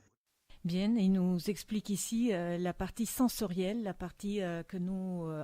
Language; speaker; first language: French; non-native, fluent; Spanish